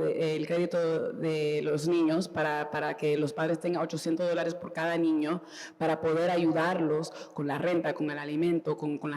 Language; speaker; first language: Spanish; early bilingual, heritage; Spanish